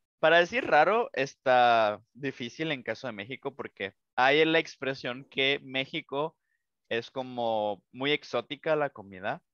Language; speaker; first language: Spanish; native; Spanish